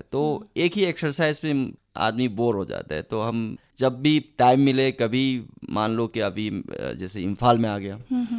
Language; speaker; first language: Hindi; non-native, local second language; Manipuri